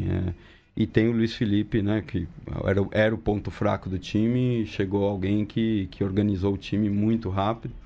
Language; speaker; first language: Portuguese; early bilingual, other home language; Spanish